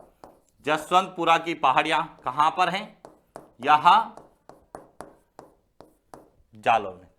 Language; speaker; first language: Hindi; native; Hindi